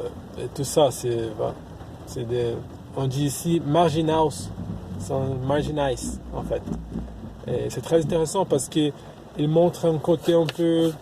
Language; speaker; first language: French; non-native, fluent; Portuguese